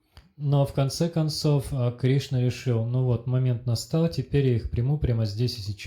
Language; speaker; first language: Russian; native; Russian